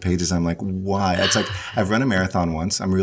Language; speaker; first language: English; native; English